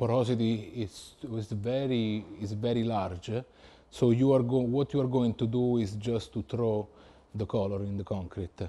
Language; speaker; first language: English; non-native, fluent; Italian